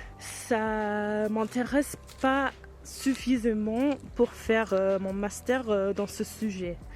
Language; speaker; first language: French; non-native, fluent; English